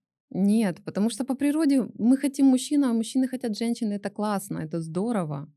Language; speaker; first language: Russian; native; Russian